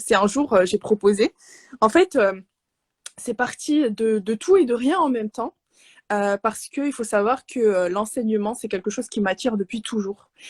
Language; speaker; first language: French; non-native, local second language; Arabic